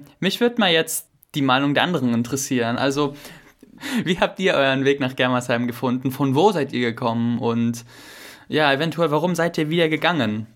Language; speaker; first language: German; native; German